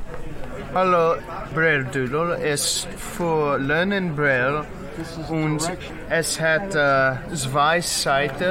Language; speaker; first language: German; non-native, learner; English